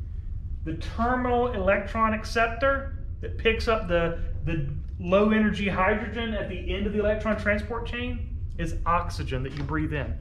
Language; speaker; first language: English; native; English